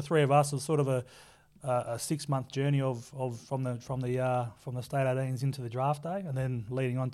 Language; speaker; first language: English; native; English